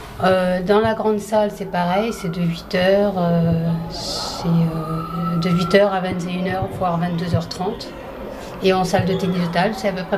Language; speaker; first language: French; native; French